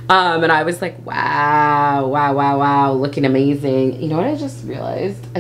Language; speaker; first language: English; native; English